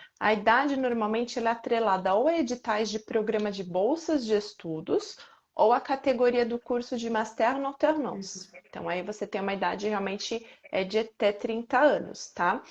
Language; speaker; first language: Portuguese; native; Portuguese